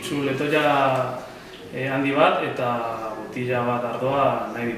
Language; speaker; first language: Basque; non-native, learner; Spanish